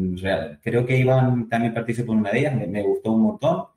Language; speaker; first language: Spanish; native; Spanish